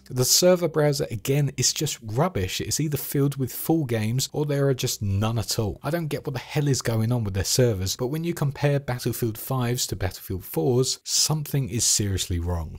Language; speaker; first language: English; native; English